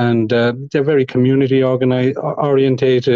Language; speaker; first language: English; native; English